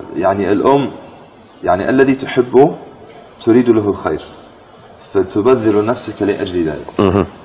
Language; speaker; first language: Arabic; non-native, fluent; English